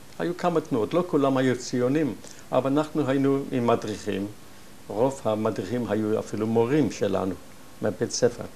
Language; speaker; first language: Hebrew; non-native, fluent; German